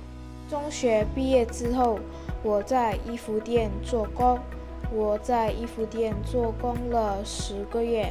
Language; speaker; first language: Chinese; non-native, learner; Malay